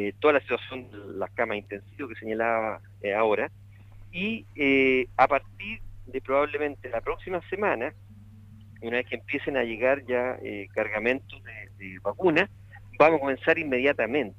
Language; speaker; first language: Spanish; native; Spanish